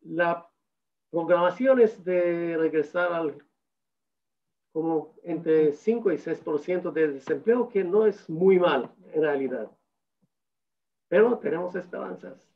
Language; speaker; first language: Spanish; non-native, fluent; Hebrew